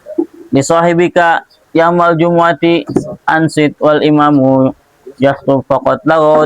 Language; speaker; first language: Arabic; non-native, fluent; Indonesian